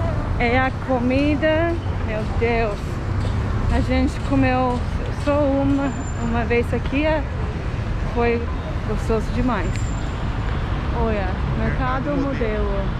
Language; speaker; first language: Portuguese; non-native, fluent; English